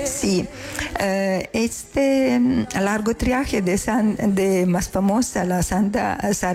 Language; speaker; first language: Spanish; non-native, learner; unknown